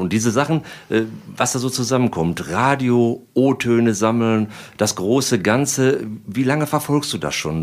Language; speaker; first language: German; native; German